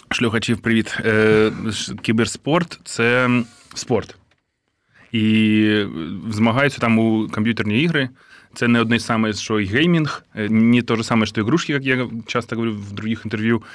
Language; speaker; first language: Ukrainian; non-native, local second language; Russian